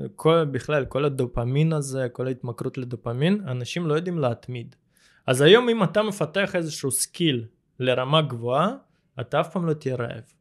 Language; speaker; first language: Hebrew; early bilingual, other home language; Russian